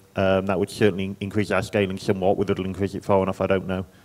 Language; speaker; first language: English; native; English